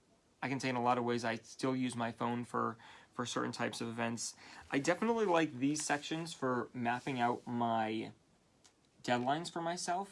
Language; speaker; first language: English; native; English